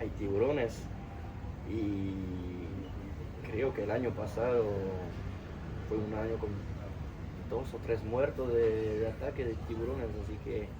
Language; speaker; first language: Spanish; non-native, fluent; French